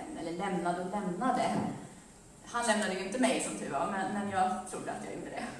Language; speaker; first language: Swedish; early bilingual, other home language; Amharic